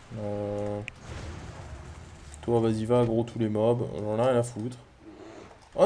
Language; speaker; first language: French; native; French